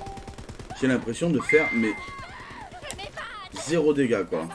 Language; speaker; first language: French; native; French